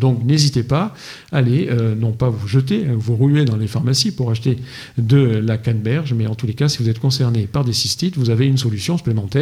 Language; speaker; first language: French; native; French